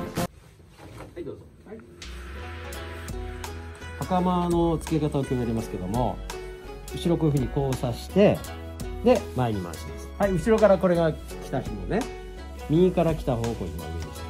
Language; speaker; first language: Japanese; native; Japanese